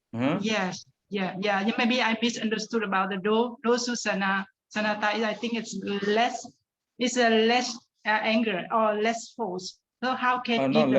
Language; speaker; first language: English; non-native, learner; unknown